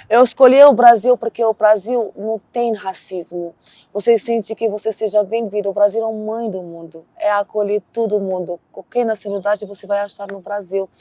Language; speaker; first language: Portuguese; non-native, learner; Arabic